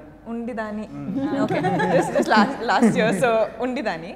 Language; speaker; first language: Telugu; non-native, learner; Kannada